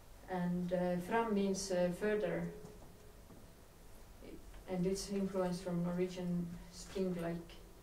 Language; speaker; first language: English; non-native, fluent; Estonian